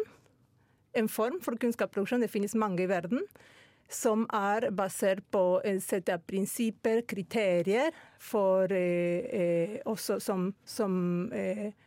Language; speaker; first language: Norwegian; non-native, fluent; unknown